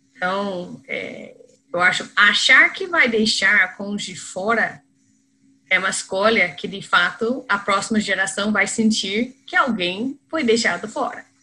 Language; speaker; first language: Portuguese; non-native, fluent; English